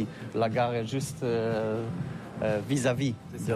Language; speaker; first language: French; non-native, learner; Polish